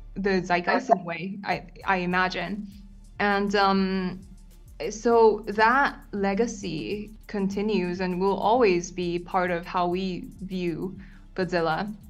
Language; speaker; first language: English; non-native, fluent; Japanese